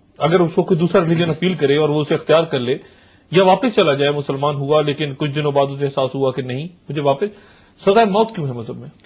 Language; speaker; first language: Urdu; native; Urdu